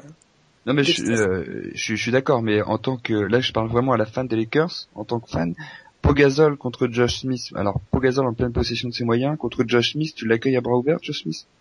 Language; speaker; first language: French; native; French